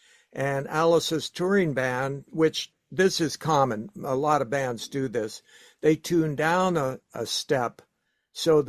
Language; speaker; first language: English; native; English